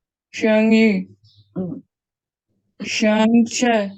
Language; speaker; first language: Chinese; non-native, learner; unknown